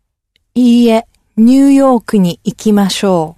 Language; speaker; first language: Japanese; non-native, learner; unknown